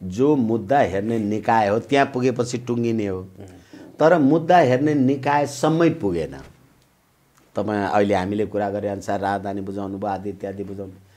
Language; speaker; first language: Nepali; native; Nepali